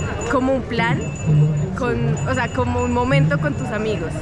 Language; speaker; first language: Spanish; native; Spanish